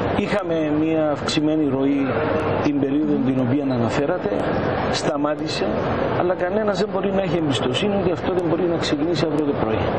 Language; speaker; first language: Greek; native; Greek